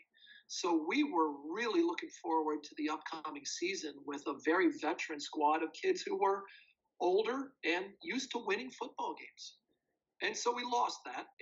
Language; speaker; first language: English; native; English